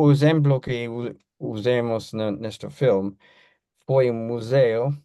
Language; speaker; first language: Portuguese; non-native, learner; English